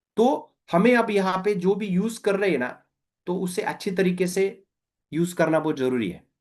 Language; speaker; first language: Hindi; non-native, local second language; Marathi